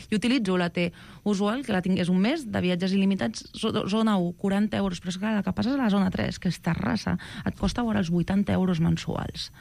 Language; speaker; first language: Catalan; non-native, local second language; Spanish